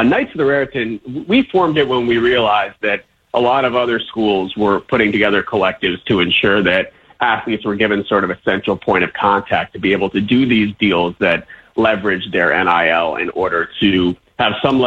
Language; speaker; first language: English; native; English